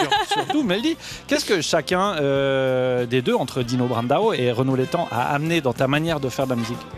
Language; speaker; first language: French; native; French